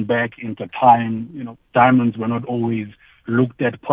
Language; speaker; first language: English; non-native, local second language; Tswana